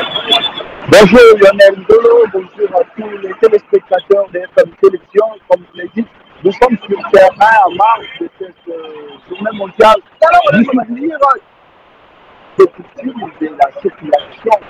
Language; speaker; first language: French; non-native, local second language; Lingala